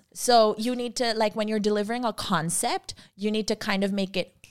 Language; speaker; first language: English; non-native, local second language; Urdu